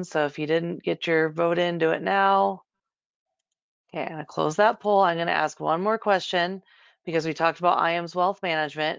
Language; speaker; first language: English; native; English